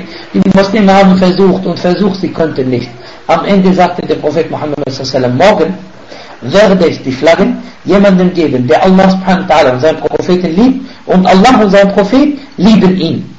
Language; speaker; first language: German; non-native, fluent; Arabic